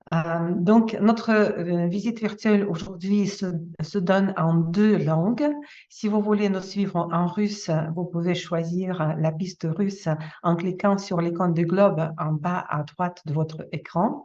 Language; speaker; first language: French; non-native, fluent; Russian